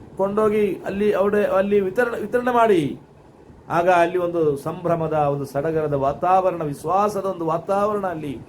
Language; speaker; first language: Kannada; non-native, local second language; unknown